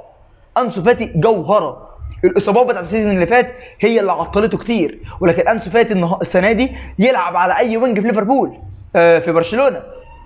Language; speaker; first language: Arabic; native; Arabic